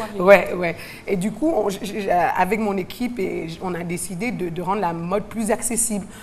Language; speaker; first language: French; non-native, local second language; Wolof